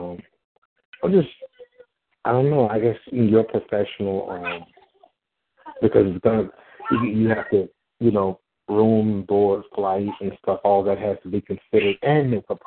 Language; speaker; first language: English; native; English